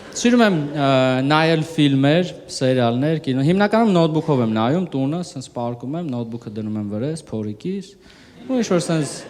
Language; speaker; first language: Armenian; early bilingual, heritage; Armenian